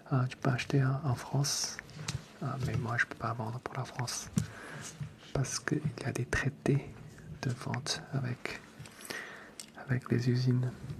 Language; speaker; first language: French; non-native, fluent; Chinese